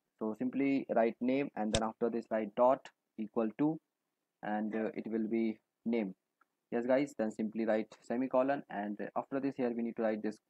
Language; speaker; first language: English; non-native, local second language; Hindi